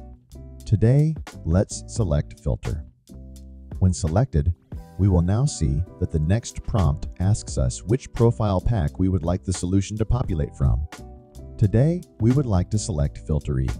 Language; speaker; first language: English; native; English